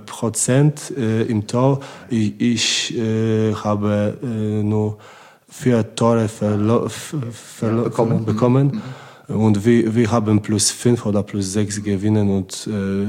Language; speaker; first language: German; non-native, learner; Polish